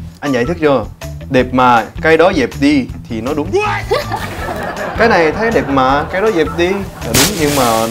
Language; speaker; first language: Vietnamese; non-native, learner; Korean